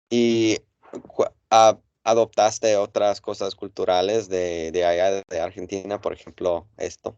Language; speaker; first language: Spanish; non-native, fluent; English